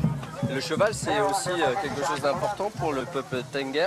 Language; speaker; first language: French; native; French